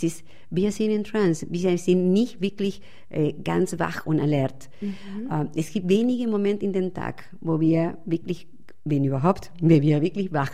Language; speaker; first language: German; non-native, fluent; Spanish